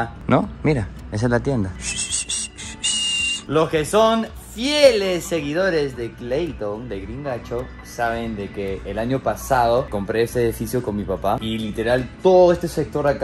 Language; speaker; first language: Spanish; non-native, fluent; English